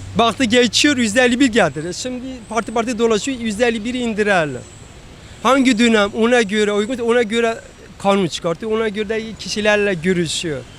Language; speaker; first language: Turkish; non-native, local second language; Kurdish